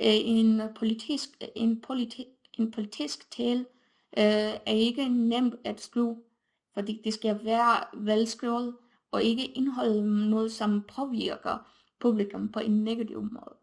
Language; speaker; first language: Danish; non-native, fluent; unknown